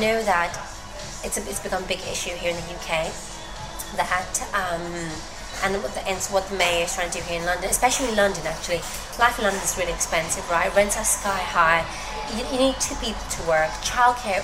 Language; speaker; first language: English; non-native, fluent; Greek